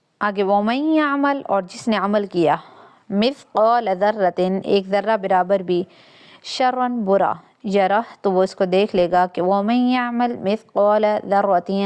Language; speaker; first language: Urdu; non-native, local second language; Punjabi